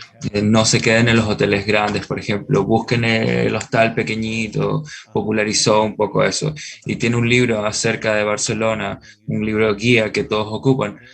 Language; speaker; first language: Spanish; non-native, fluent; English